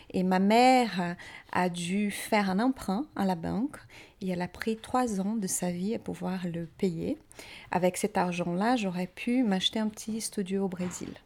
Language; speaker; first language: French; non-native, fluent; Portuguese